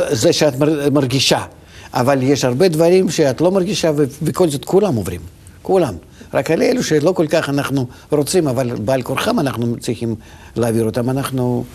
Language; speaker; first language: Hebrew; non-native, fluent; Russian